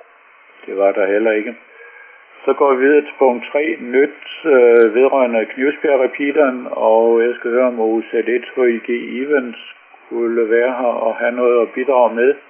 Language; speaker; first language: Danish; native; Danish